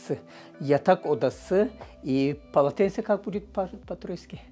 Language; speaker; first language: Russian; non-native, learner; Turkish